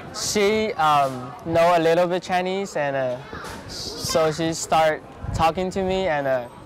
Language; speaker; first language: English; non-native, learner; Chinese